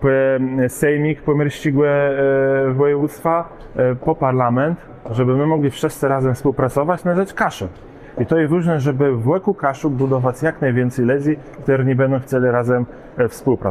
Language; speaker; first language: Polish; non-native, local second language; Kashubian